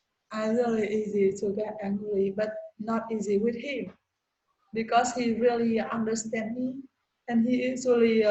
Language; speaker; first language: English; non-native, learner; Vietnamese